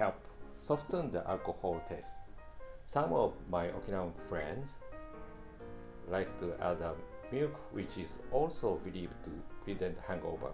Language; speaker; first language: English; non-native, fluent; Japanese